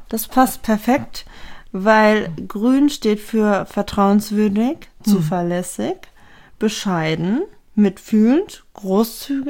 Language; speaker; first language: German; native; German